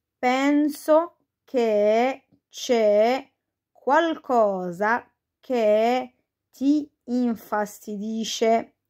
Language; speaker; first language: Italian; non-native, fluent; Arabic